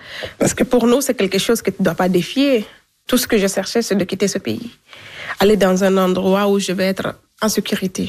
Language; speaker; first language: French; non-native, local second language; Fula